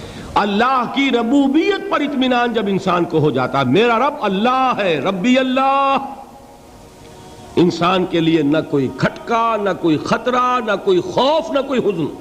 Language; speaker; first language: Urdu; native; Urdu